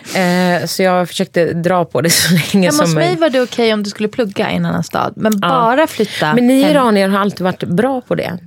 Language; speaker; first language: Swedish; early bilingual, other home language; Turkish